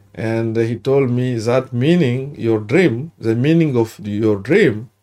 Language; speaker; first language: English; non-native, learner; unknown